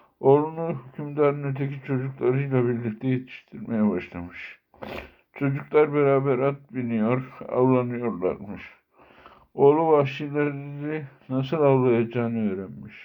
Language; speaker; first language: Turkish; native; Turkish